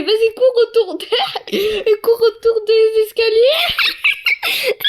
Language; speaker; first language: French; native; French